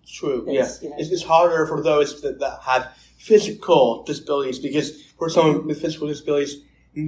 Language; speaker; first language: English; native; English